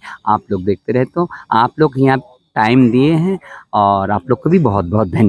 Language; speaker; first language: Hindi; non-native, local second language; Bangla